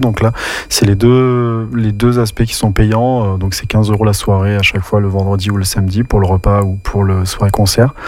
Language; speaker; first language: French; native; French